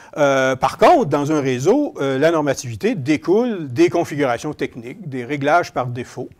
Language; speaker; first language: French; native; French